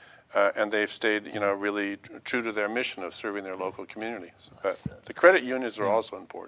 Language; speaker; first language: English; native; English